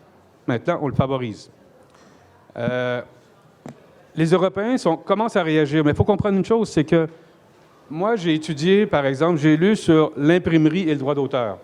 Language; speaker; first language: French; native; French